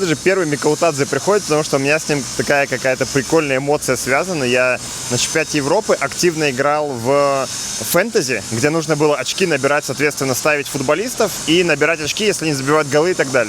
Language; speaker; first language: Russian; native; Russian